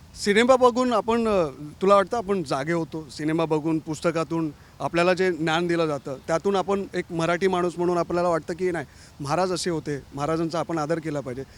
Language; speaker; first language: Marathi; native; Marathi